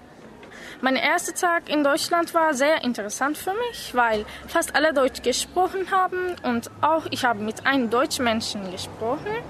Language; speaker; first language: German; non-native, learner; Turkish